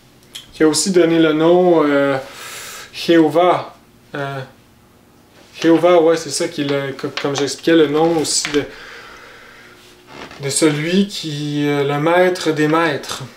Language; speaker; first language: French; native; French